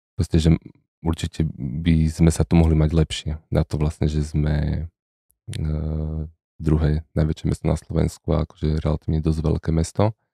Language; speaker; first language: Slovak; native; Slovak